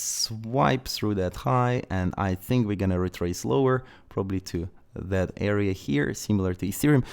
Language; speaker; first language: English; non-native, fluent; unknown